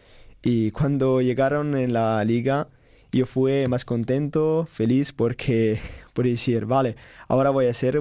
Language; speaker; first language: Spanish; non-native, learner; Italian